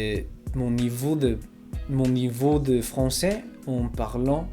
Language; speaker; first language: French; non-native, learner; English